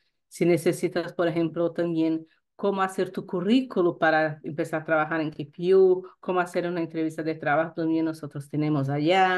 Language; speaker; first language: Spanish; non-native, fluent; Portuguese